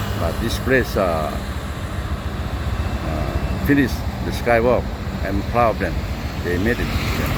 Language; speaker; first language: English; non-native, local second language; Lao